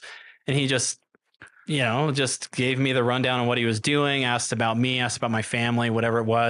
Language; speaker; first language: English; native; English